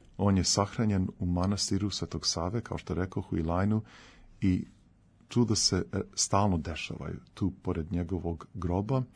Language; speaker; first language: Serbian; early bilingual, heritage; Serbian